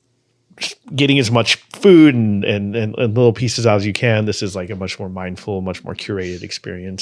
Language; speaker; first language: English; native; English